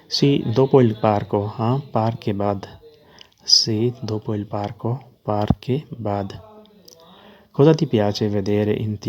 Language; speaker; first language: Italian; non-native, learner; Urdu